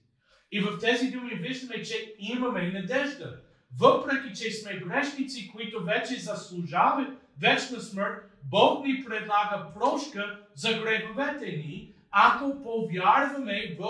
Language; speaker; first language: Bulgarian; non-native, fluent; English